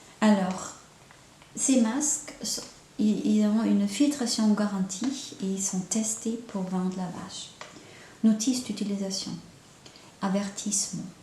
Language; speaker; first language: French; non-native, fluent; German